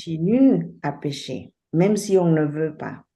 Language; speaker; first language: French; non-native, fluent; Spanish